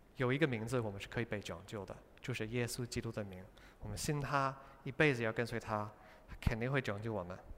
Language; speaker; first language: Chinese; non-native, fluent; English